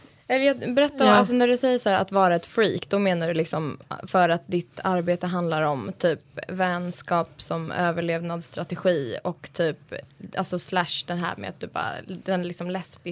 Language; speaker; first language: Swedish; native; Swedish